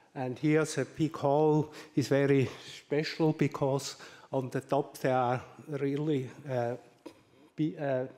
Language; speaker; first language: English; non-native, learner; German